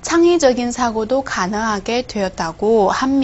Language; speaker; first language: Korean; non-native, fluent; Chinese